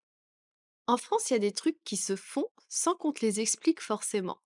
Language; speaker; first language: French; native; French